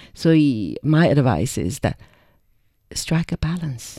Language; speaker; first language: English; non-native, fluent; Chinese